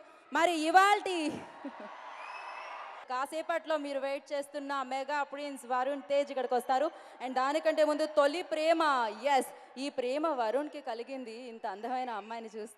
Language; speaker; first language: Telugu; native; Telugu